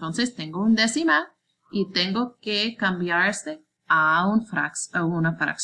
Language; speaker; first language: Spanish; non-native, learner; English